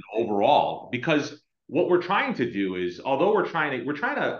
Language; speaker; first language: English; native; English